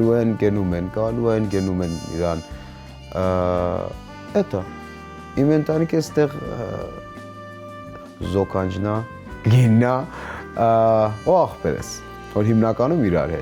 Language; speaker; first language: Armenian; non-native, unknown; Persian